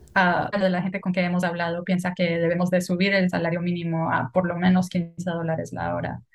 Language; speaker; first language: Spanish; early bilingual, heritage; Spanish